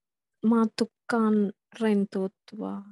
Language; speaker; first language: Finnish; non-native, learner; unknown